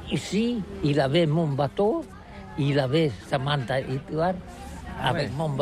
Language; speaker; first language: French; non-native, learner; Catalan